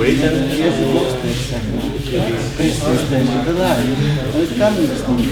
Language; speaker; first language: Dutch; non-native, learner; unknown